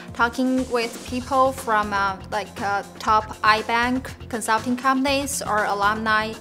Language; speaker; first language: English; non-native, fluent; Chinese